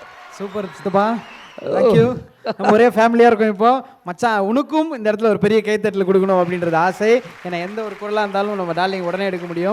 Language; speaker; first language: Tamil; native; Tamil